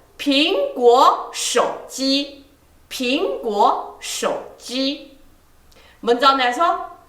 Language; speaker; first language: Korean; non-native, fluent; Chinese